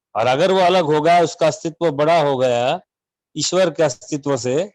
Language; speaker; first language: Hindi; non-native, local second language; Marathi